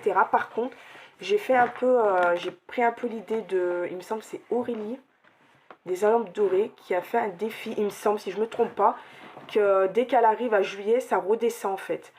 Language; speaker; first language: French; native; French